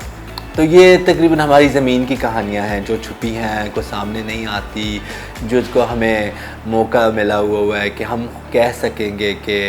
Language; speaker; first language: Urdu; early bilingual, heritage; Urdu